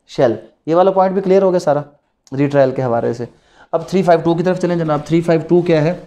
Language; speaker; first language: Urdu; non-native, local second language; Punjabi